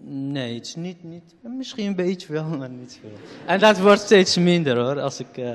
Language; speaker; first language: Dutch; non-native, fluent; Kurdish